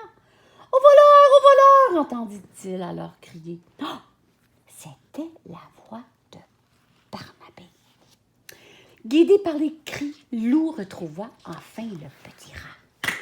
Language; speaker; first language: French; native; French